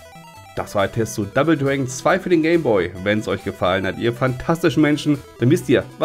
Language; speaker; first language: German; native; German